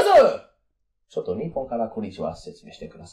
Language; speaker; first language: Japanese; non-native, learner; English